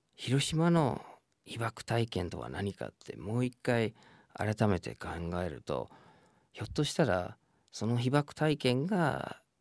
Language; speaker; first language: Japanese; non-native, fluent; English